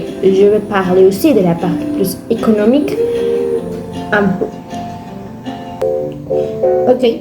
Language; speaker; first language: French; non-native, learner; Spanish